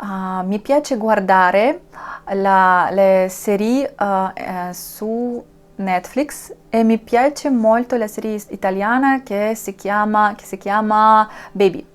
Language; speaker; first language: Italian; non-native, learner; Russian